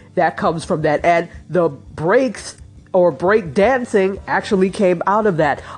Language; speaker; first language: English; native; English